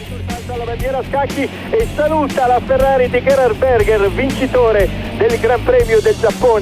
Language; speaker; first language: Italian; native; Italian